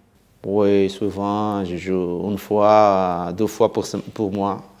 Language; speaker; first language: French; non-native, fluent; Portuguese